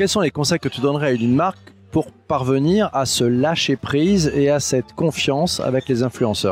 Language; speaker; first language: French; native; French